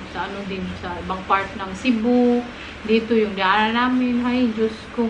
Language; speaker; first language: Filipino; non-native, local second language; Cebuano